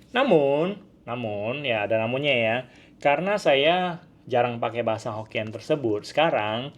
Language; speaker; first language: Malay; non-native, learner; Min Nan Chinese